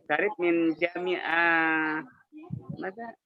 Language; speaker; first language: Arabic; non-native, learner; Indonesian